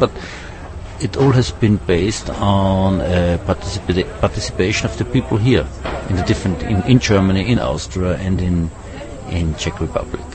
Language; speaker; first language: English; non-native, fluent; German